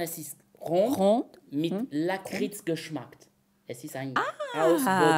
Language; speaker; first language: German; non-native, learner; French